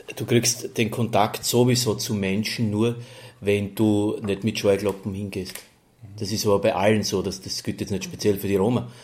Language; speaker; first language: German; native; German